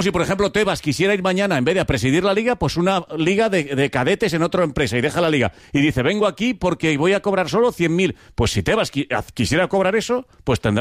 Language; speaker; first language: Spanish; native; Spanish